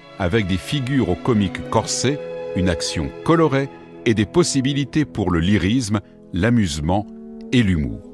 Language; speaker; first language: French; native; French